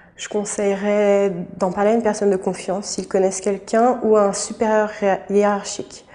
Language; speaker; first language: French; native; French